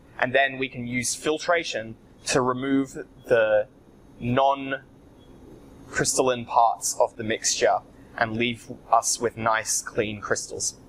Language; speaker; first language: English; native; English